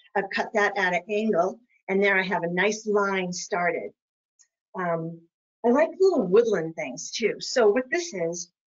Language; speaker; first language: English; native; English